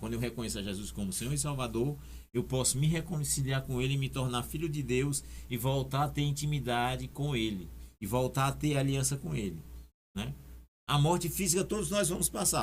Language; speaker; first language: Portuguese; native; Portuguese